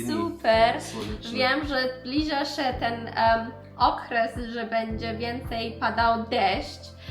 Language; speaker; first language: Polish; non-native, learner; Persian